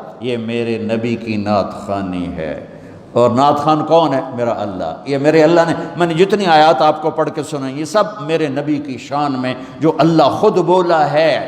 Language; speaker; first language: Urdu; non-native, local second language; Punjabi